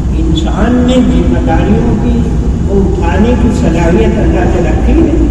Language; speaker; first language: Urdu; non-native, local second language; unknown